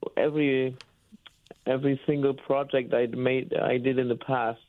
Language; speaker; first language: English; non-native, fluent; German